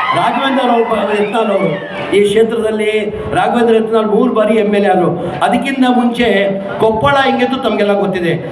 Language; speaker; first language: Kannada; non-native, local second language; Urdu